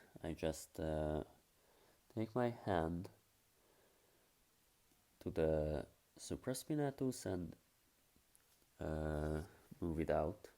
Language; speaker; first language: English; non-native, fluent; Hungarian